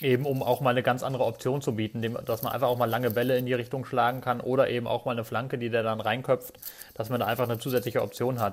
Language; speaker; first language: German; native; German